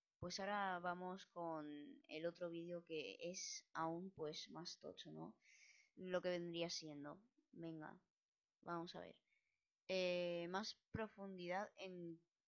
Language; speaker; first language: Spanish; native; Spanish